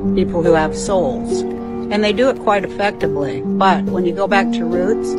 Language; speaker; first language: English; native; English